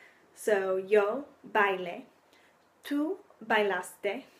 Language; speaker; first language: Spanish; non-native, learner; English